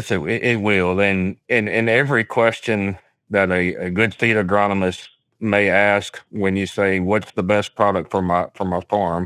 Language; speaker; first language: English; native; English